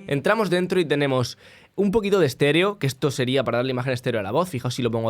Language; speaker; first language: Spanish; native; Spanish